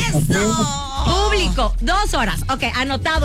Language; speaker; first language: Spanish; native; Spanish